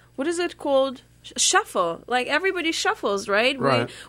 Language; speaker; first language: English; non-native, fluent; Russian